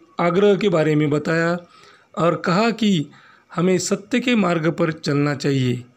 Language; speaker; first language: Hindi; non-native, local second language; Marathi